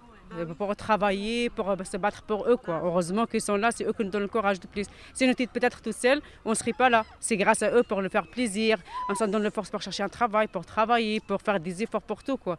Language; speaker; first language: French; non-native, fluent; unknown